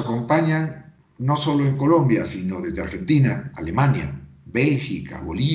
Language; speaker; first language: Spanish; native; Spanish